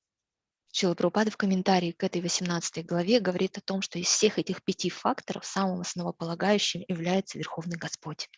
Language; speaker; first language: Russian; native; Russian